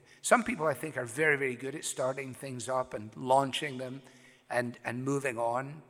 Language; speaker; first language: English; native; English